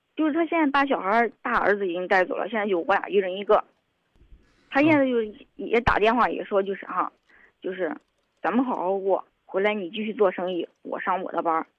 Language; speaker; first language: Chinese; native; Chinese